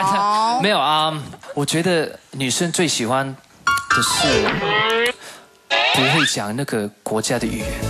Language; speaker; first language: Chinese; early bilingual, heritage; Chinese